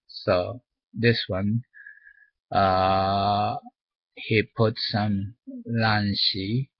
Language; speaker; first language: English; non-native, learner; Japanese